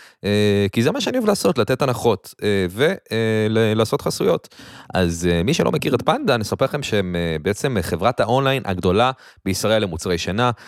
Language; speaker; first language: Hebrew; native; Hebrew